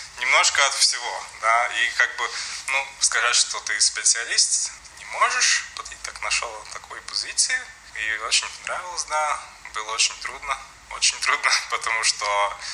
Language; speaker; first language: Russian; non-native, local second language; Latvian